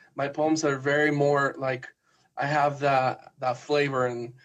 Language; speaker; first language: English; non-native, fluent; Spanish